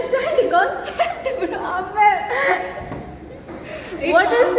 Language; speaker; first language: English; non-native, local second language; Hindi